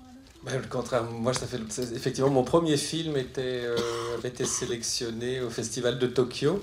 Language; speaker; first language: French; native; French